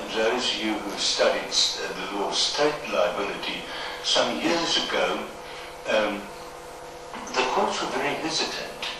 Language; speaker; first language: English; non-native, local second language; Afrikaans